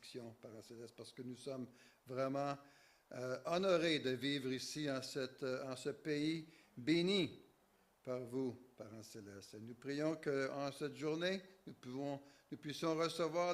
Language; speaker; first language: French; native; French